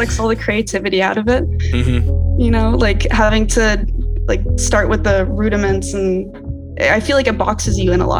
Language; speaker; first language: English; native; English